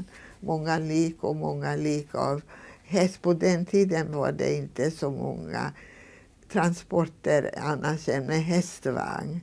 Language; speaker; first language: Swedish; non-native, fluent; Hungarian